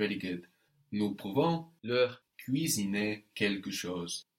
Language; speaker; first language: French; non-native, fluent; English